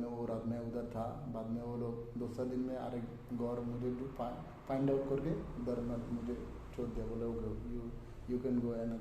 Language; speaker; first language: Hindi; non-native, learner; Bangla